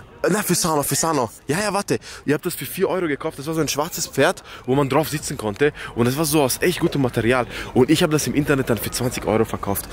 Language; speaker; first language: German; early bilingual, other home language; Persian